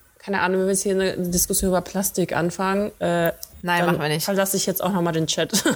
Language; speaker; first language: German; early bilingual, other home language; Russian